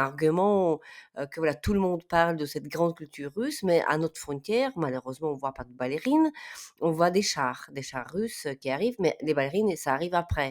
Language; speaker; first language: French; non-native, fluent; Ukrainian